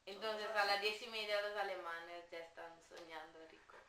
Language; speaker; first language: Spanish; non-native, fluent; Italian